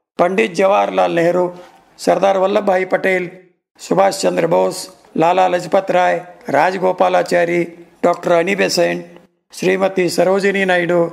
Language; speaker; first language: Kannada; native; Kannada